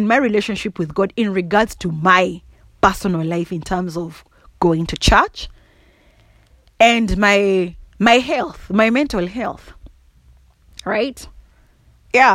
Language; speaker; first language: English; non-native, local second language; Kikuyu